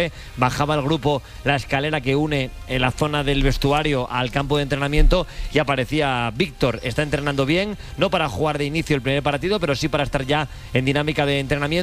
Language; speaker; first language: Spanish; native; Spanish